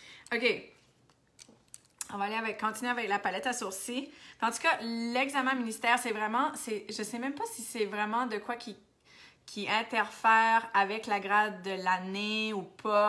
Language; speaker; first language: French; native; French